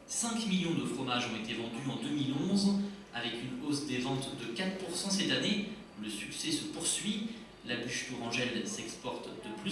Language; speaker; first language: French; native; French